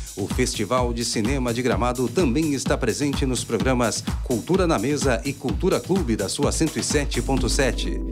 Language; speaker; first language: Portuguese; native; Portuguese